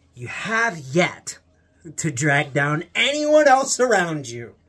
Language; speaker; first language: English; native; English